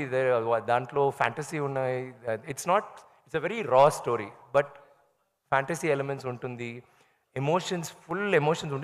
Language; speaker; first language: Telugu; non-native, learner; Tamil